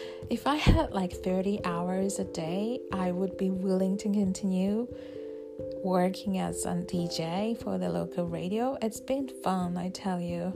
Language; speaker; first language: English; non-native, fluent; Japanese